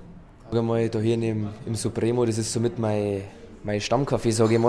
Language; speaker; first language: German; native; German